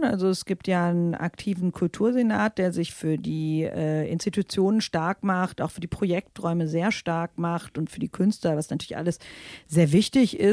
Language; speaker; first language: German; native; German